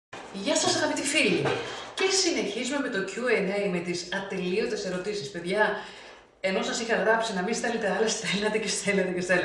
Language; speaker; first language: Greek; native; Greek